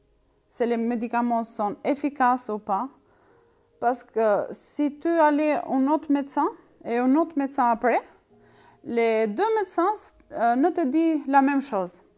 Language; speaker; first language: French; non-native, learner; Albanian